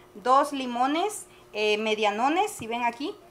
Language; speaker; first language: Spanish; native; Spanish